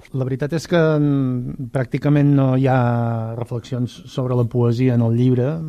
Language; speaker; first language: Catalan; native; Catalan